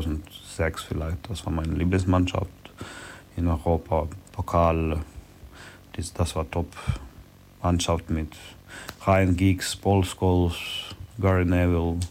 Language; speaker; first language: German; non-native, learner; Ukrainian